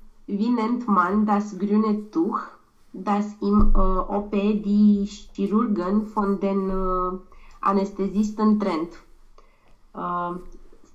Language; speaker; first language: German; non-native, learner; Romanian